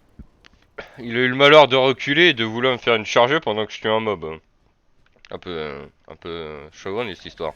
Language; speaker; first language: French; native; French